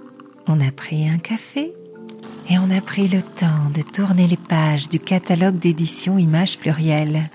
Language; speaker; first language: French; native; French